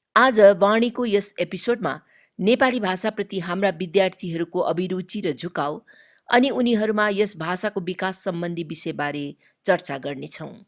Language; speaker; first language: Nepali; native; Nepali